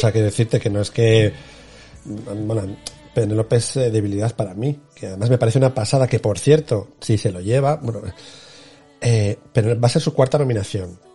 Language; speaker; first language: Spanish; native; Spanish